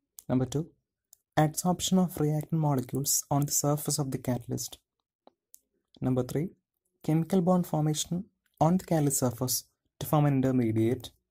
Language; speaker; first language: English; non-native, local second language; Malayalam